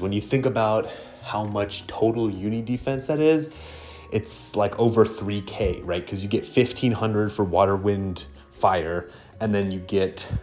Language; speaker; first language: English; native; English